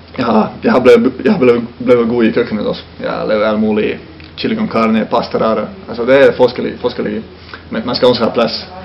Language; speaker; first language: Danish; non-native, fluent; Finnish